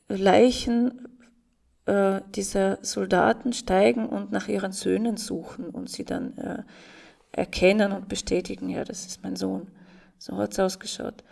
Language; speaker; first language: German; non-native, fluent; Russian